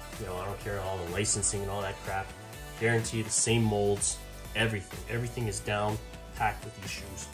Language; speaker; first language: English; native; English